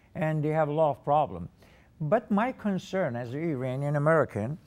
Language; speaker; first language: English; non-native, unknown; Persian